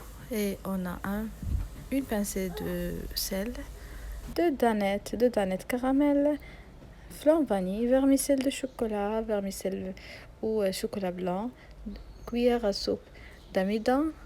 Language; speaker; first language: French; non-native, local second language; Arabic